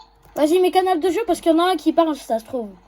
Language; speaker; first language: French; native; French